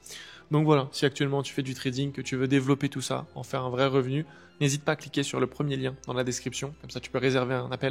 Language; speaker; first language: French; native; French